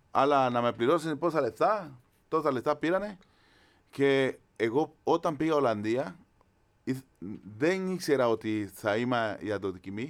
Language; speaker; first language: Greek; non-native, learner; Spanish